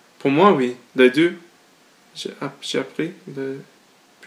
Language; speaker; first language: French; non-native, learner; English